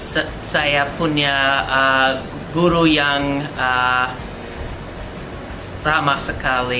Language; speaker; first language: Indonesian; non-native, learner; English